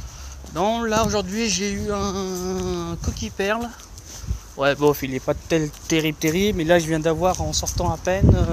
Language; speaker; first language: French; native; French